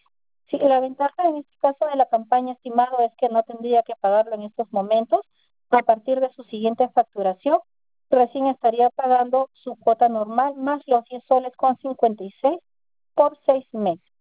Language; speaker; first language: Spanish; native; Spanish